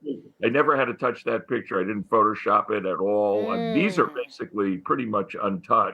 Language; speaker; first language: English; native; English